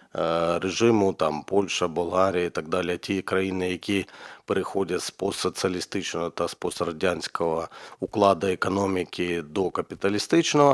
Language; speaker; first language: Ukrainian; native; Ukrainian